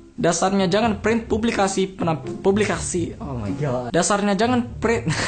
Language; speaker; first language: Indonesian; early bilingual, heritage; English